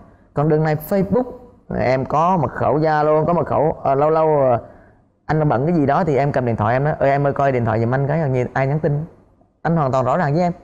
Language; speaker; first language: Vietnamese; native; Vietnamese